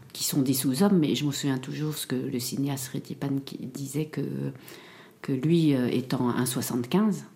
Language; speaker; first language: French; early bilingual, other home language; Khmer